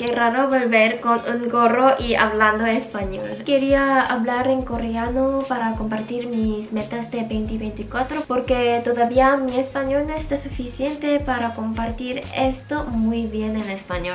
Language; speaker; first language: Spanish; non-native, local second language; Korean